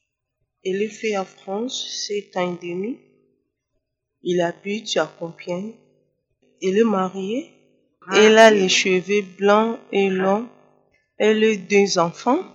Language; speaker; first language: French; non-native, learner; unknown